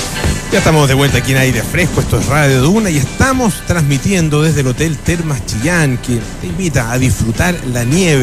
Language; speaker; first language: Spanish; native; Spanish